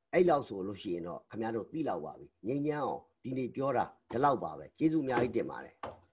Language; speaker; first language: Burmese; native; Burmese